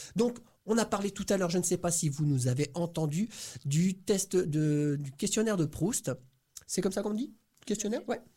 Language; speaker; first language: French; native; French